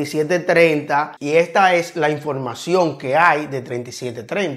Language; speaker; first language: Spanish; native; Spanish